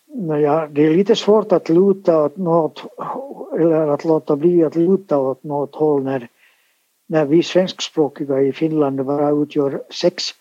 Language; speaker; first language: Swedish; native; Swedish